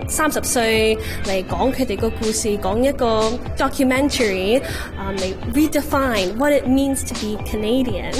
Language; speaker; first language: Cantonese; early bilingual, heritage; Cantonese